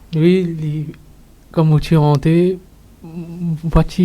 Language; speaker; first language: French; non-native, local second language; Morisyen